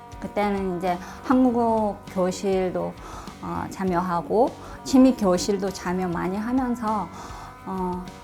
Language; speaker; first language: Korean; non-native, fluent; Russian